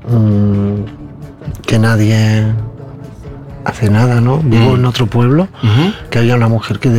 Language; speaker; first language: Spanish; non-native, local second language; Catalan